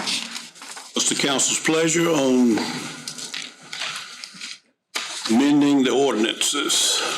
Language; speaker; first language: English; native; English